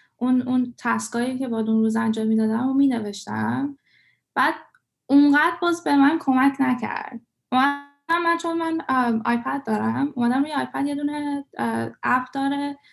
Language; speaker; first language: Persian; early bilingual, heritage; Persian